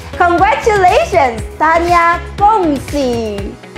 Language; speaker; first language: English; non-native, local second language; Chinese